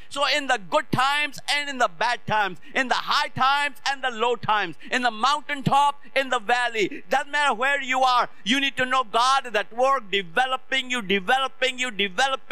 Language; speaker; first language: English; non-native, local second language; Hindi